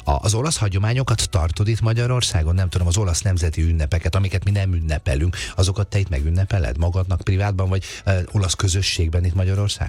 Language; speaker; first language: Hungarian; native; Hungarian